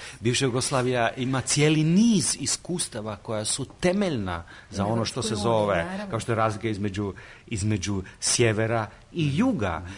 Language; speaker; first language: Croatian; native; Croatian